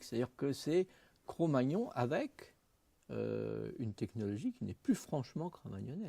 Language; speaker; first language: French; native; French